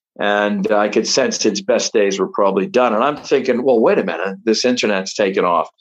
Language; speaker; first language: English; native; English